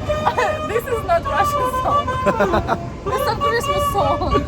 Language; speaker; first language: English; non-native, learner; Russian